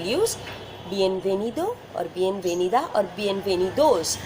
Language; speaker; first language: Spanish; non-native, fluent; Bangla